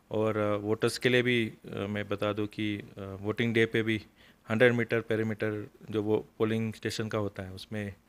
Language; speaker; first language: Hindi; non-native, local second language; Marathi